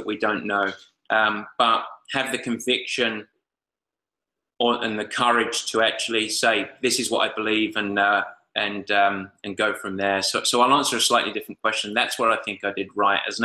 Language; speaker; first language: English; native; English